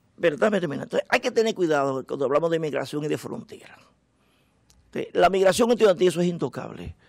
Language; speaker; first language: Spanish; native; Spanish